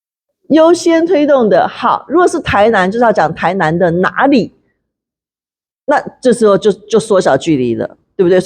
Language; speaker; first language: Chinese; native; Chinese